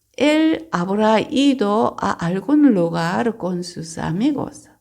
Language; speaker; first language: Spanish; non-native, fluent; Korean